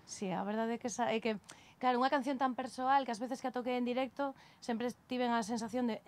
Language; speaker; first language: Spanish; native; Spanish